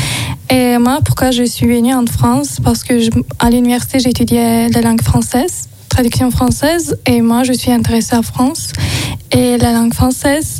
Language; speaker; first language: French; non-native, learner; Azerbaijani